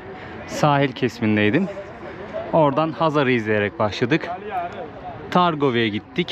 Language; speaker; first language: Turkish; native; Turkish